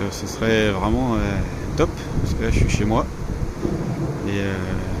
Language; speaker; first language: French; native; French